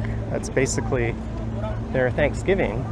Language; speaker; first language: English; native; English